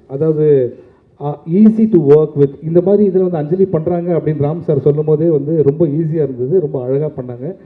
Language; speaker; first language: Tamil; native; Tamil